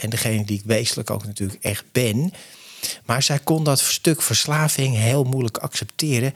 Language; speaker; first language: Dutch; native; Dutch